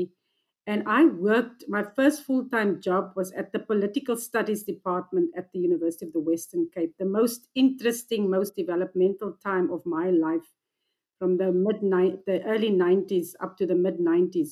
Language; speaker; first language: English; non-native, local second language; Afrikaans